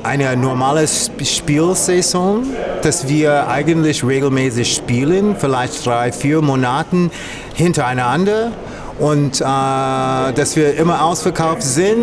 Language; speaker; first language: German; non-native, fluent; English